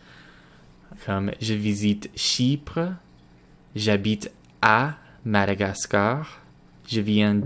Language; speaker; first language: French; non-native, learner; English